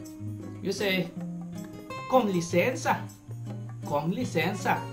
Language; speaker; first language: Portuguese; non-native, learner; Filipino